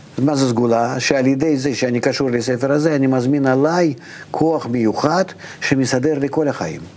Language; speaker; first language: Hebrew; non-native, fluent; Russian